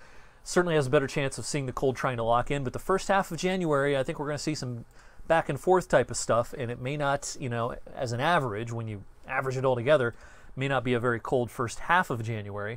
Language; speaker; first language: English; native; English